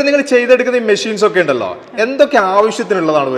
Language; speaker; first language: Malayalam; native; Malayalam